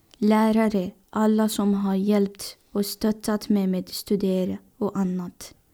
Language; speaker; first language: Swedish; non-native, fluent; Persian